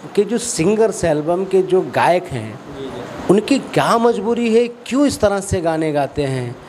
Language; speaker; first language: Hindi; non-native, local second language; Bhojpuri